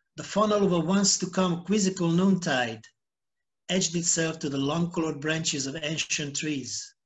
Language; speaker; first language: English; non-native, fluent; Hungarian